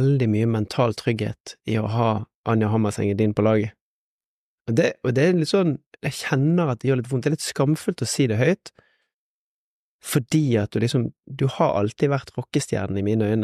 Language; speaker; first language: Norwegian; native; Norwegian